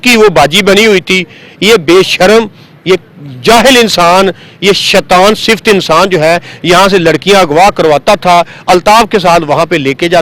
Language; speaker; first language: Hindi; non-native, local second language; Punjabi